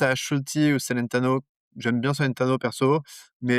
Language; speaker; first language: French; native; French